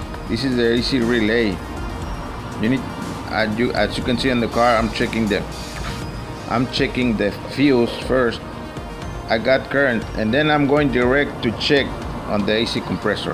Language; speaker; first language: English; non-native, fluent; Spanish